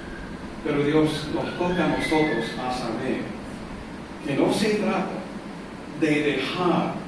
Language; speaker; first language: Spanish; non-native, fluent; English